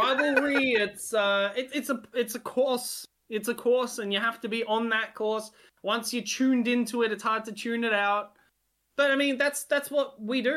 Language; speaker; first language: English; non-native, local second language; Hungarian